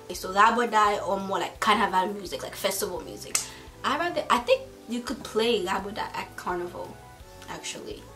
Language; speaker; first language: English; early bilingual, other home language; Haitian Creole